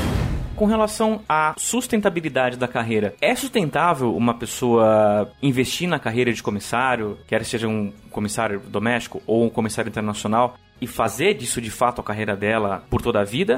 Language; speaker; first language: Portuguese; native; Portuguese